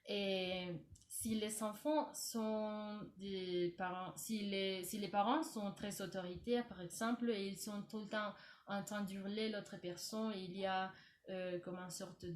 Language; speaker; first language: French; non-native, learner; Spanish